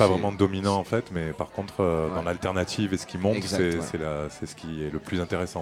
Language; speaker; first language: French; native; French